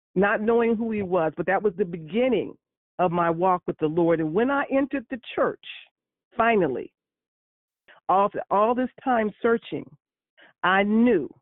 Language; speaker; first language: English; native; English